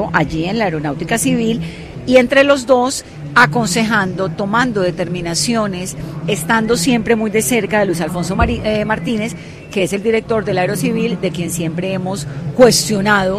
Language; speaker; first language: Spanish; native; Spanish